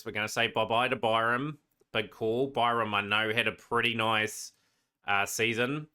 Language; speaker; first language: English; native; English